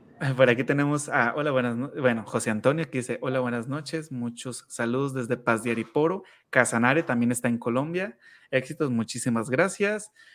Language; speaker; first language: Spanish; native; Spanish